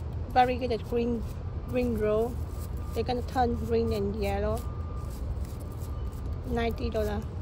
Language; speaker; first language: English; non-native, learner; Vietnamese